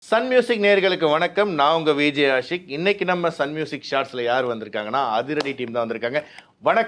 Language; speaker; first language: Tamil; native; Tamil